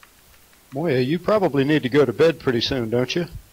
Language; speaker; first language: English; native; English